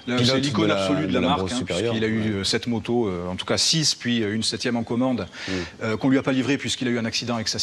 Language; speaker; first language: French; native; French